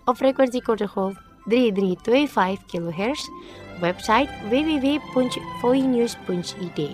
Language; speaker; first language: Dutch; non-native, fluent; Indonesian